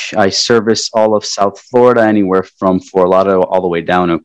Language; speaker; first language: English; native; English